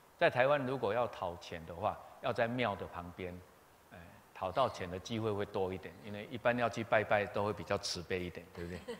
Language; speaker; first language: Chinese; native; Chinese